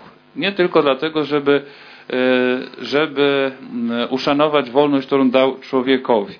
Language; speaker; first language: Polish; native; Polish